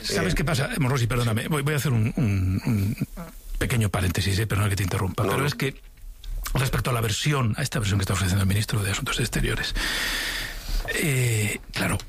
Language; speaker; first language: Spanish; native; Spanish